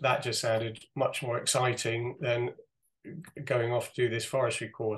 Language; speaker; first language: English; native; English